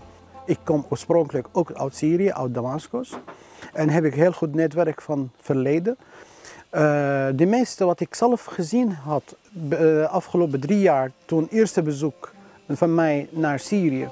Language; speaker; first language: Dutch; non-native, learner; Arabic